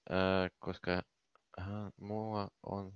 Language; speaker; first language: Finnish; non-native, learner; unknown